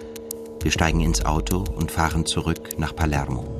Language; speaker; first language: German; native; German